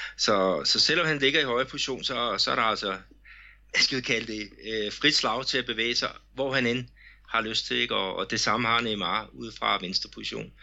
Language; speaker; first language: Danish; native; Danish